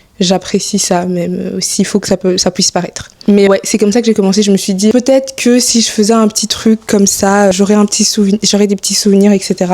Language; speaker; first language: French; early bilingual, other home language; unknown